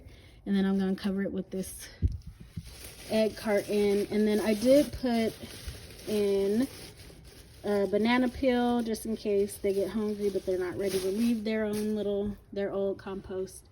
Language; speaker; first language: English; native; English